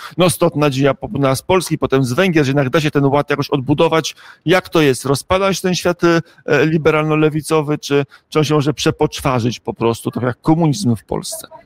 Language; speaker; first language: Polish; native; Polish